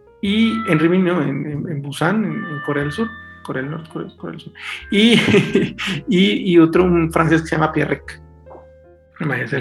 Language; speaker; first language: Spanish; native; Spanish